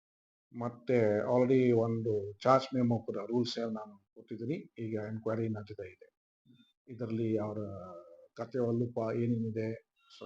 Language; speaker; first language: Kannada; non-native, fluent; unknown